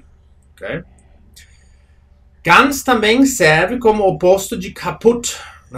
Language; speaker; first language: Portuguese; non-native, fluent; German